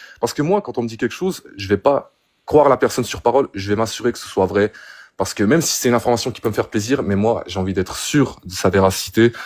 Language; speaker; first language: French; early bilingual, other home language; Arabic